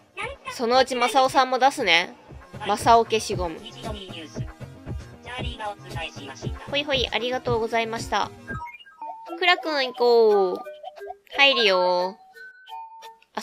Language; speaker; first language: Japanese; native; Japanese